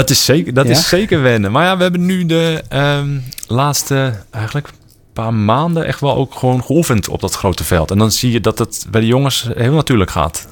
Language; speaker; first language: Dutch; native; Dutch